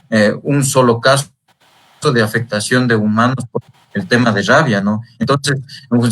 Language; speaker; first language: Spanish; native; Spanish